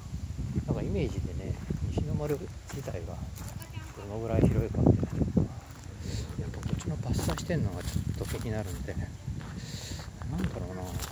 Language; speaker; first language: Japanese; native; Japanese